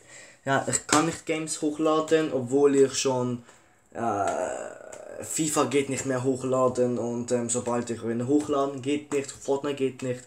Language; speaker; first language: German; early bilingual, other home language; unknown